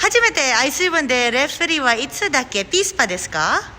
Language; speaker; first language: Japanese; non-native, learner; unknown